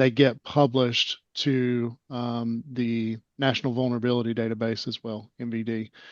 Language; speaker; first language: English; native; English